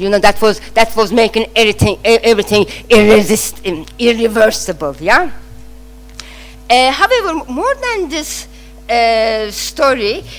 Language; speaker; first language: English; non-native, fluent; Turkish